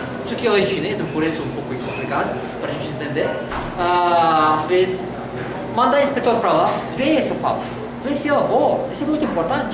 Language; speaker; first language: Portuguese; non-native, learner; Russian